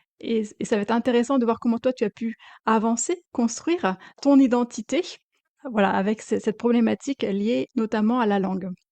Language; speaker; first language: French; native; French